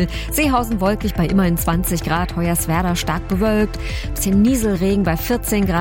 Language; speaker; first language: German; native; German